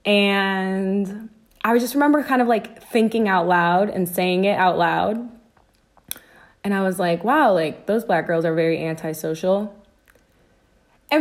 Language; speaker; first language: English; native; English